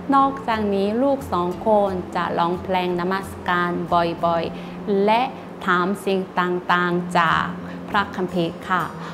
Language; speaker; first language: Thai; non-native, fluent; Korean